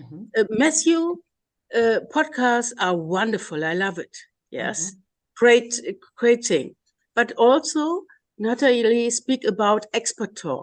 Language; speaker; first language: English; non-native, learner; German